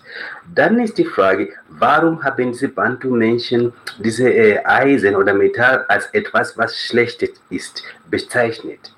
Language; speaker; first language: German; non-native, fluent; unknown